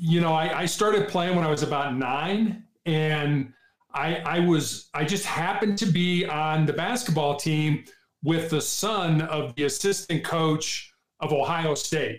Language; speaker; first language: English; native; English